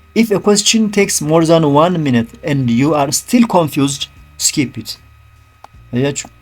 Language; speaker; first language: English; non-native, local second language; Amharic